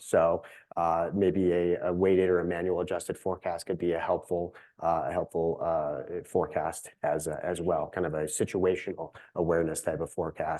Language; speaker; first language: English; native; English